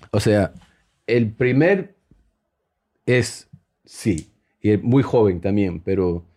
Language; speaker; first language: Spanish; early bilingual, heritage; Spanish